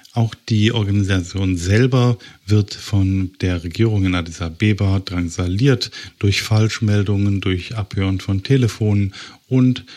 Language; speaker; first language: German; native; German